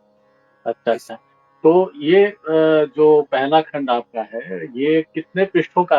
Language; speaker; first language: Hindi; native; Hindi